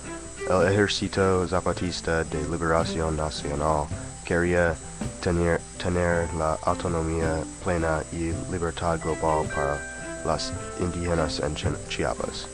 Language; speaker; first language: Spanish; non-native, learner; English